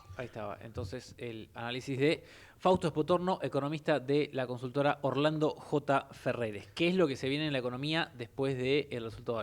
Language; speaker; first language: Spanish; native; Spanish